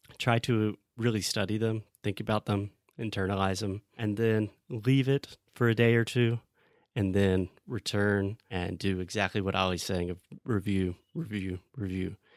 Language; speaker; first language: English; native; English